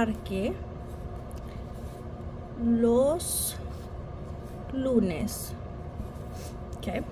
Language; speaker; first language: Spanish; non-native, fluent; English